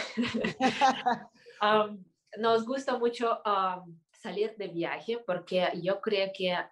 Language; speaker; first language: Spanish; non-native, fluent; Kyrgyz